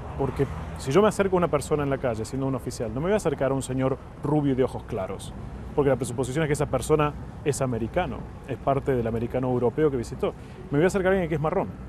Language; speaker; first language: Spanish; native; Spanish